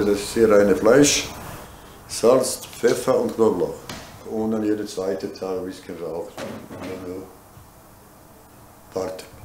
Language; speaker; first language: German; non-native, learner; Bosnian